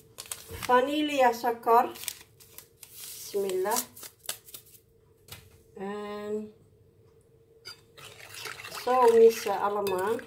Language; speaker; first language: Dutch; non-native, learner; Somali